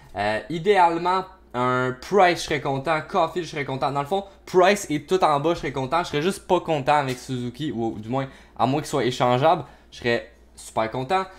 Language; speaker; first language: French; native; French